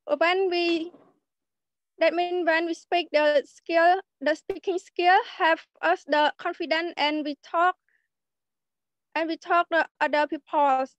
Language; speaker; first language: English; non-native, learner; Khmer